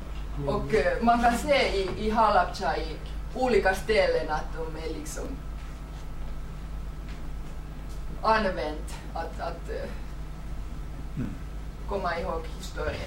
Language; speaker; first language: Swedish; non-native, fluent; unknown